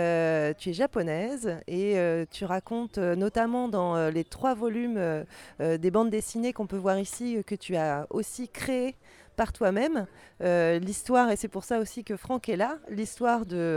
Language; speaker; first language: French; native; French